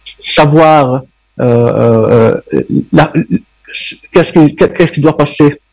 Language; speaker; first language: French; non-native, fluent; Arabic